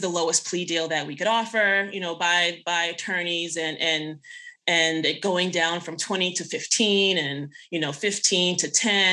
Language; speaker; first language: English; native; English